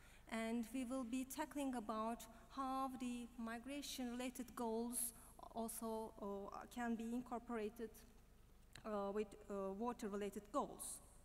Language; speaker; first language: English; non-native, fluent; Turkish